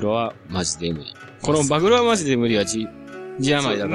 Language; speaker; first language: Japanese; native; Japanese